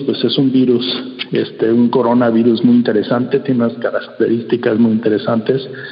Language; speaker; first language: Spanish; early bilingual, heritage; Spanish